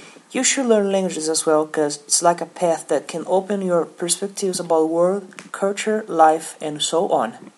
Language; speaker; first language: English; non-native, fluent; Portuguese